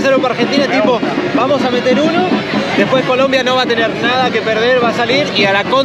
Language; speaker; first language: Spanish; native; Spanish